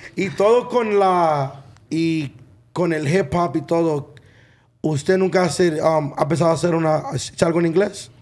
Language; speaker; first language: Spanish; early bilingual, heritage; Spanish